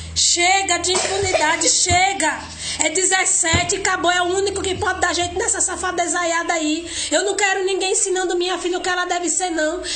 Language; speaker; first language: Portuguese; native; Portuguese